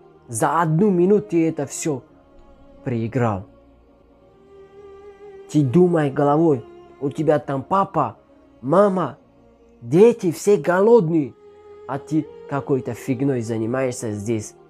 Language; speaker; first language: Russian; non-native, learner; Tajik